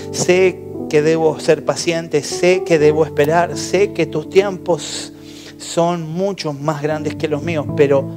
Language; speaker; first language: Spanish; native; Spanish